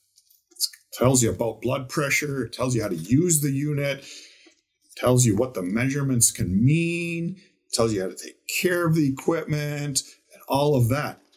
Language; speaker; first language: English; native; English